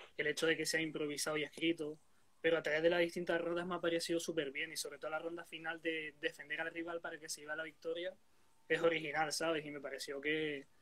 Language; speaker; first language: Spanish; native; Spanish